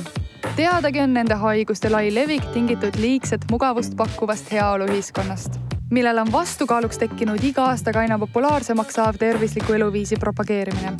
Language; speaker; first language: Estonian; native; Estonian